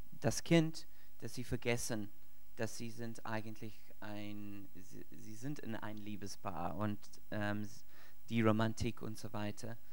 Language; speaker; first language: German; non-native, learner; English